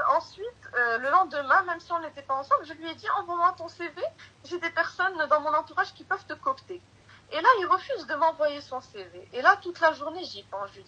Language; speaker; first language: French; early bilingual, other home language; Arabic